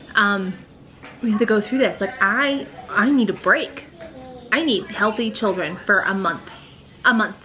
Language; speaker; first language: English; native; English